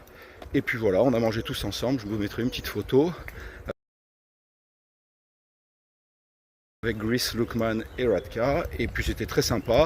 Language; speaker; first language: French; native; French